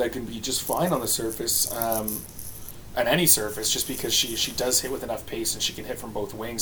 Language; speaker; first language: English; native; English